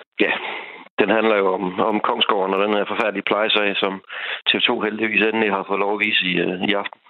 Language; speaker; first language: Danish; native; Danish